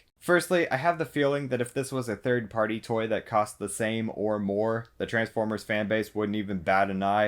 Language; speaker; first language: English; native; English